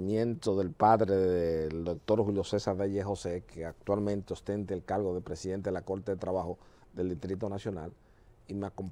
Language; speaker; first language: Spanish; native; Spanish